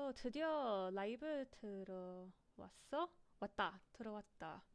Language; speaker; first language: Korean; non-native, learner; English